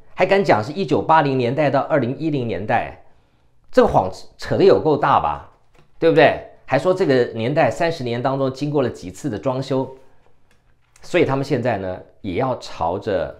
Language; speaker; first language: Chinese; native; Chinese